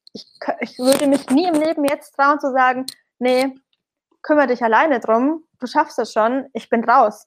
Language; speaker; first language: German; early bilingual, other home language; Arabic